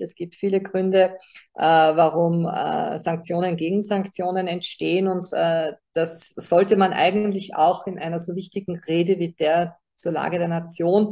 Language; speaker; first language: German; native; German